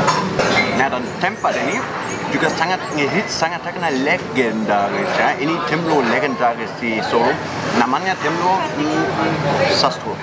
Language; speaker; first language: Indonesian; non-native, fluent; German